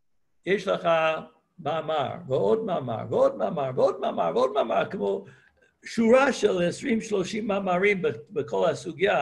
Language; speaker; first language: Hebrew; non-native, fluent; English